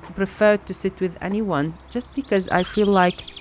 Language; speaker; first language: English; non-native, fluent; Arabic